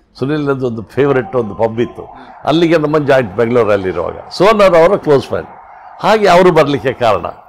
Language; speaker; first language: Kannada; non-native, local second language; Tulu